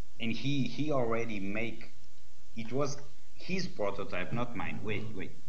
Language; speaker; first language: English; non-native, learner; Portuguese